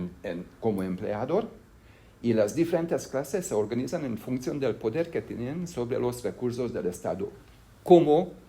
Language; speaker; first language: Spanish; non-native, fluent; Hungarian